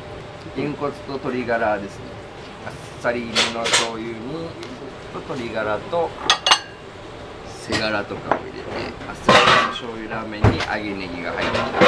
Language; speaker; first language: Japanese; native; Japanese